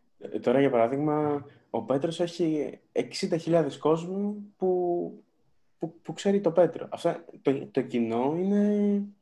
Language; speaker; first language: Greek; early bilingual, other home language; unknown